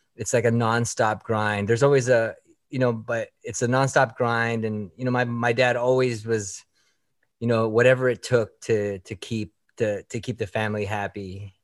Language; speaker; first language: English; early bilingual, other home language; Filipino